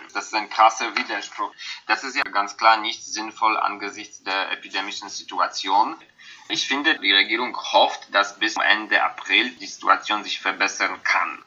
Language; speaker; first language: German; non-native, fluent; Polish